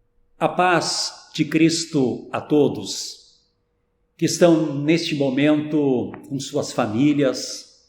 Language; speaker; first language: Portuguese; native; Portuguese